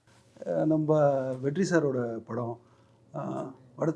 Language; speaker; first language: Tamil; native; Tamil